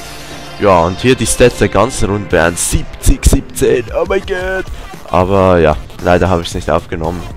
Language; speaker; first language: German; native; German